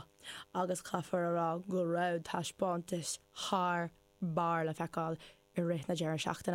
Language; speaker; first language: Irish; non-native, local second language; English